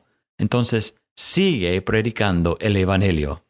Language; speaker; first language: Spanish; non-native, fluent; English